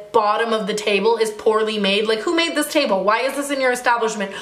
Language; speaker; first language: English; native; English